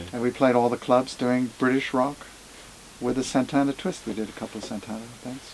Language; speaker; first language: English; native; English